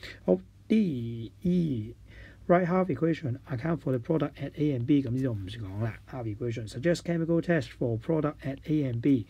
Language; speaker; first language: English; non-native, local second language; Cantonese